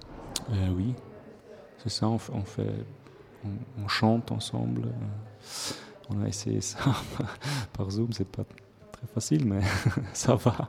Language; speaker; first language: French; non-native, local second language; Swiss German